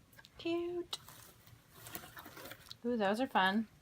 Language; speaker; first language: English; native; English